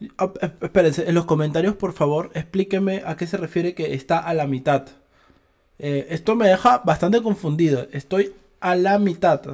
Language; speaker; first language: Spanish; native; Spanish